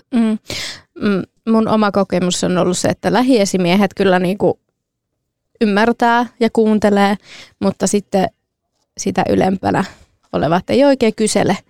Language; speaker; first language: Finnish; early bilingual, other home language; Kurdish